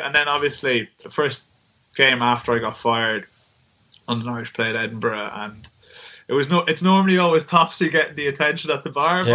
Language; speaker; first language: English; native; English